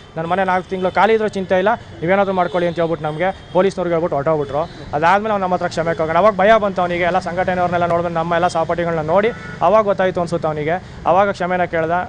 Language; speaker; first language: Kannada; native; Kannada